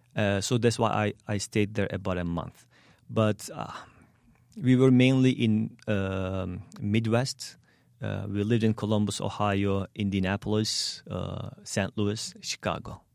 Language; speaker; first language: English; non-native, fluent; Turkish